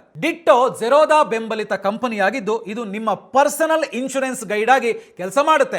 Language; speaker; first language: Kannada; native; Kannada